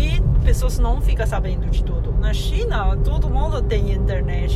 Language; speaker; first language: Portuguese; non-native, fluent; Chinese